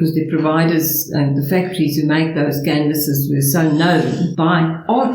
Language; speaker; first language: English; non-native, local second language; Afrikaans